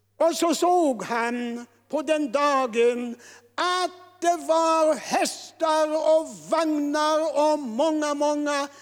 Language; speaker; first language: Swedish; non-native, fluent; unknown